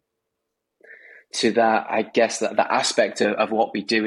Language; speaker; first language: English; native; English